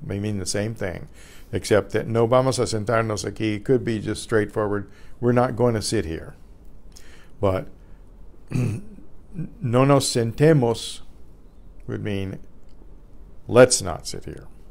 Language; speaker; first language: English; native; English